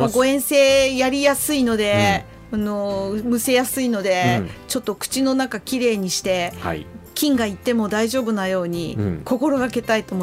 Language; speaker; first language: Japanese; native; Japanese